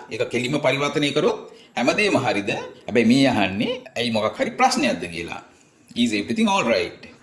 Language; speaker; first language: Sinhala; native; Sinhala